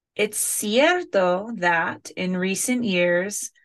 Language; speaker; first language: English; native; English